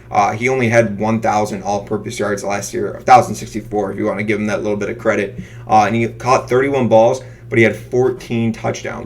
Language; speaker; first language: English; native; English